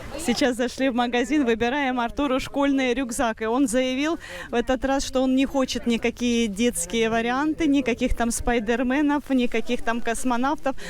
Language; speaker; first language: Russian; native; Russian